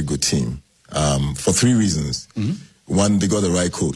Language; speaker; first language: English; non-native, local second language; Akan